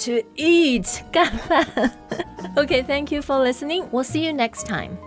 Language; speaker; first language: English; non-native, fluent; Chinese